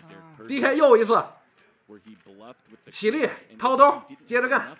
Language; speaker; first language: Chinese; native; Chinese